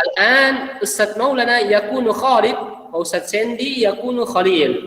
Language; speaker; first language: Arabic; non-native, fluent; Indonesian